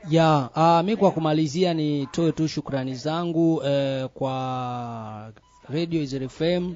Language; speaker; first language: Swahili; non-native, local second language; Rundi